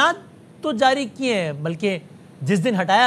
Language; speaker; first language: Urdu; native; Urdu